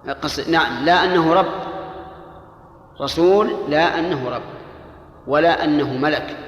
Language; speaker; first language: Arabic; native; Arabic